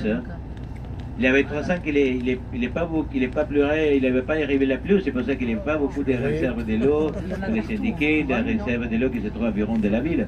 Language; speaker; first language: French; non-native, fluent; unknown